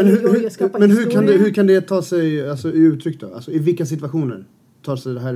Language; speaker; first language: Swedish; early bilingual, other home language; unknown